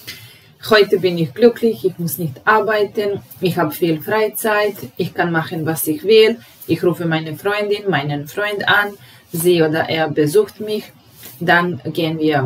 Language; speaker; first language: German; non-native, fluent; Serbian